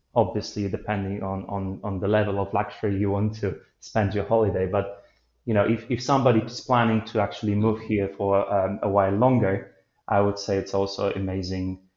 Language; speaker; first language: English; non-native, fluent; Polish